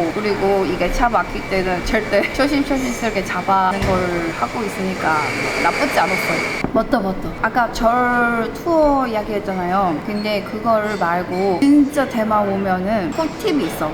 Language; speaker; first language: Korean; non-native, fluent; Chinese